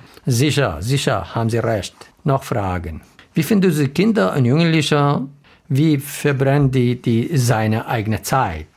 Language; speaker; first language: German; non-native, learner; Arabic